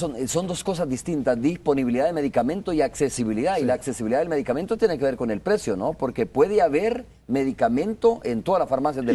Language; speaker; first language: Spanish; native; Spanish